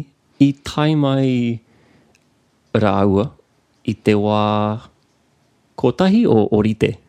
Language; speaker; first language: Māori; non-native, local second language; English